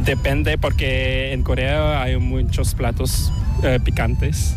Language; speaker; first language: Spanish; non-native, learner; Korean